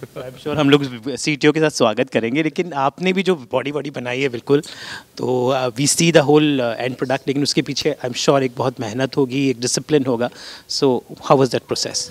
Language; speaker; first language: Hindi; native; Hindi